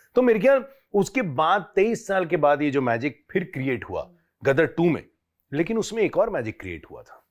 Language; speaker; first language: Hindi; native; Hindi